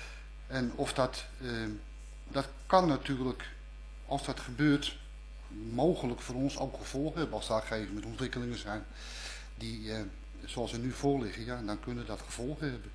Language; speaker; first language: Dutch; native; Dutch